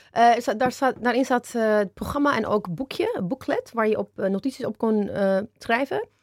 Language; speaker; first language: Dutch; early bilingual, other home language; Oromo